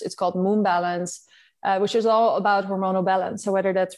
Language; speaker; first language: English; non-native, fluent; Dutch